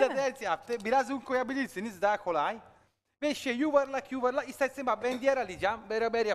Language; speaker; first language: Turkish; non-native, learner; Italian